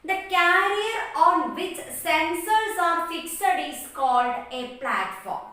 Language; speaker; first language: English; non-native, local second language; Malayalam